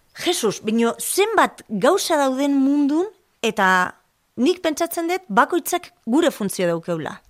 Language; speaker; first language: Basque; non-native, local second language; Spanish